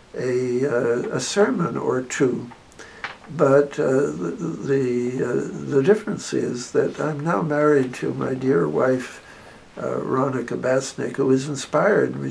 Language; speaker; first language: English; native; English